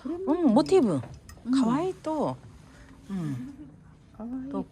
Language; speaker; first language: Japanese; non-native, learner; Korean